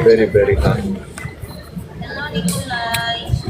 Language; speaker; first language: English; non-native, learner; Korean